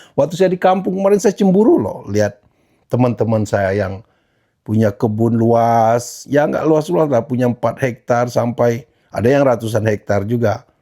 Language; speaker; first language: Indonesian; native; Indonesian